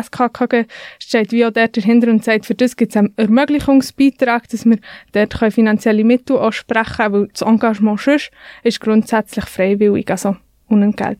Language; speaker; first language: German; native; German